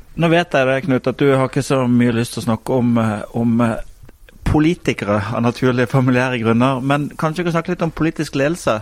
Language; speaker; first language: Norwegian; native; Norwegian